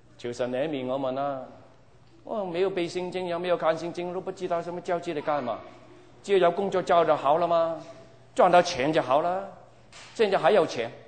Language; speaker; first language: Chinese; non-native, local second language; Cantonese